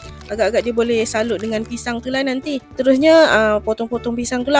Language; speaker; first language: Malay; native; Malay